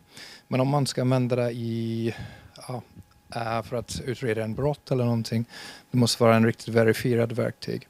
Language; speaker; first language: Swedish; non-native, fluent; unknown